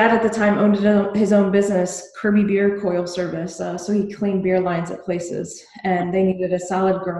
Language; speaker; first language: English; native; English